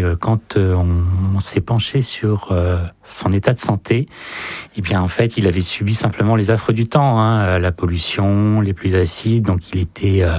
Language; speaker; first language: French; native; French